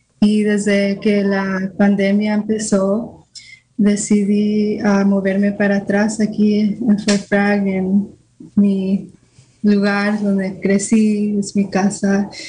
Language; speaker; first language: Spanish; early bilingual, heritage; Spanish